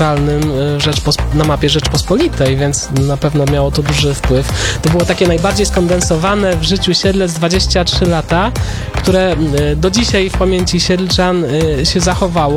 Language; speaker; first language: Polish; native; Polish